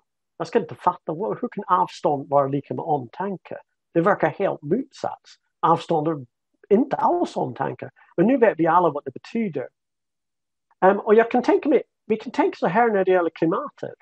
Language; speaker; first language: Swedish; non-native, fluent; English